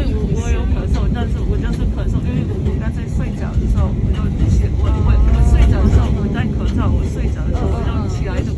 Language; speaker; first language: Chinese; non-native, learner; English